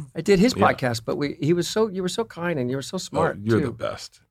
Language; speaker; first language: English; native; English